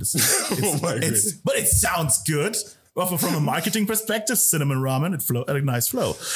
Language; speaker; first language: English; non-native, fluent; German